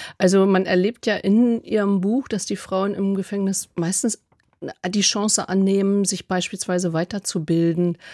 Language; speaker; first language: German; native; German